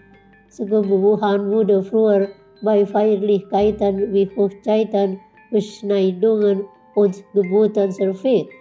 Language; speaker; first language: German; non-native, fluent; Indonesian